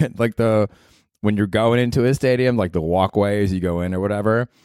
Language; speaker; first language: English; native; English